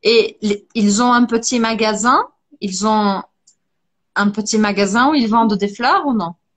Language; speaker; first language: French; non-native, fluent; Portuguese